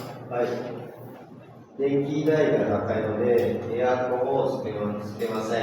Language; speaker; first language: Japanese; non-native, learner; Indonesian